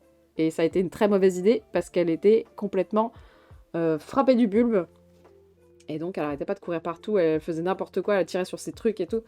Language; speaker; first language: French; native; French